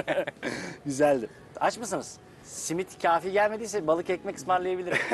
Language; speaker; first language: Turkish; native; Turkish